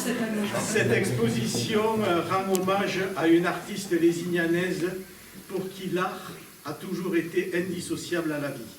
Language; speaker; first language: French; native; French